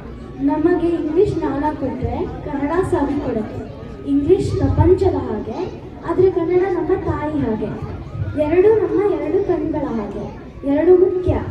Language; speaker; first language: Kannada; early bilingual, heritage; Kannada